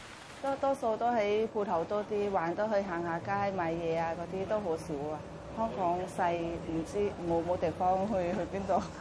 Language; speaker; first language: Cantonese; non-native, fluent; Thai